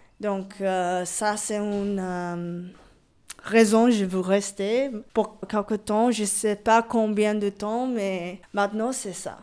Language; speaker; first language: French; non-native, learner; English